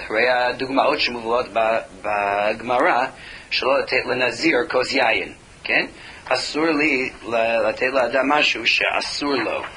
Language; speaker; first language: Hebrew; non-native, fluent; English